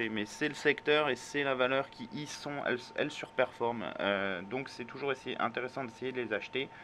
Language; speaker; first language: French; native; French